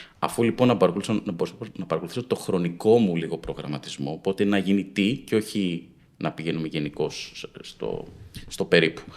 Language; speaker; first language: Greek; native; Greek